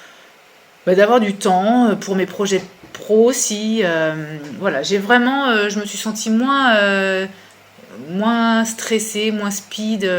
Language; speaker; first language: French; native; French